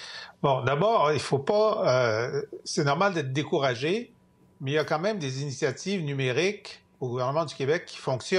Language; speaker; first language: French; native; French